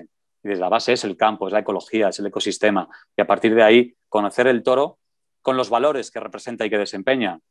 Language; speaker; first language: Spanish; native; Spanish